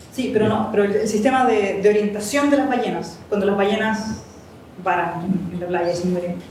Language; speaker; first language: Spanish; native; Spanish